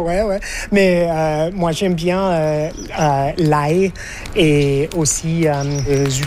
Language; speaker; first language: French; non-native, learner; English